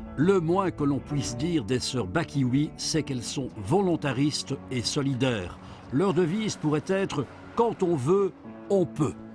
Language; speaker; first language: French; native; French